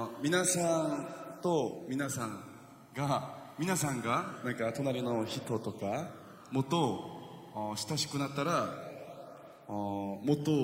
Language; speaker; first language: Japanese; non-native, fluent; Korean